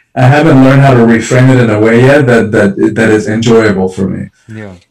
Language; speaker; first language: English; early bilingual, other home language; Spanish